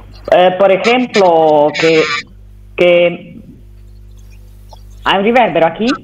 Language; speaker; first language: Spanish; non-native, learner; Italian